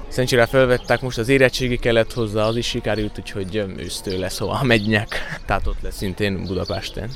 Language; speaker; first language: Hungarian; native; Hungarian